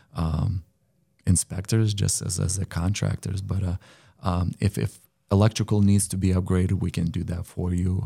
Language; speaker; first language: English; non-native, fluent; Lithuanian